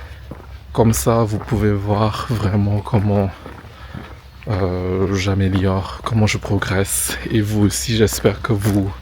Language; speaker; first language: French; non-native, fluent; Indonesian